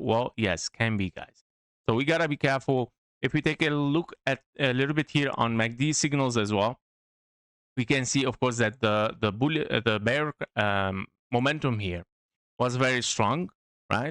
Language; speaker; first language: English; non-native, fluent; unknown